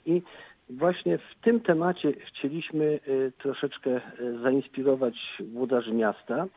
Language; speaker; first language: Polish; native; Polish